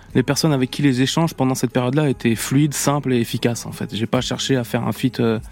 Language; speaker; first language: French; native; French